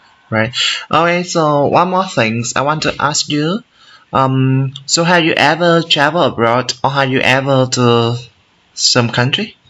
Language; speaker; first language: English; non-native, learner; Vietnamese